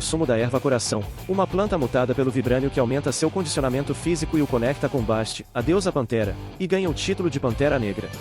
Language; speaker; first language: Portuguese; native; Portuguese